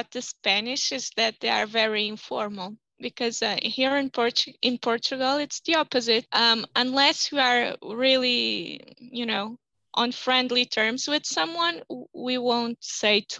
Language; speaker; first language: English; non-native, fluent; Portuguese